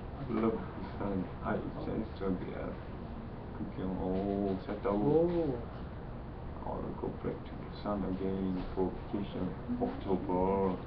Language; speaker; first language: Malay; non-native, learner; Korean